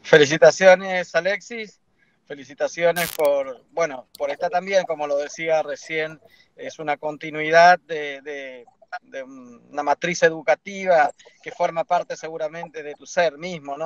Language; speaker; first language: Spanish; native; Spanish